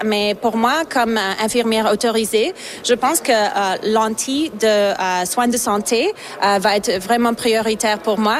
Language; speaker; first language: French; non-native, fluent; Slovak